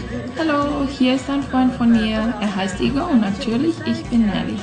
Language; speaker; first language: German; non-native, learner; Russian